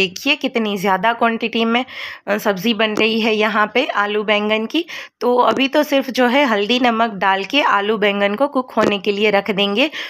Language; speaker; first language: Hindi; non-native, local second language; Gujarati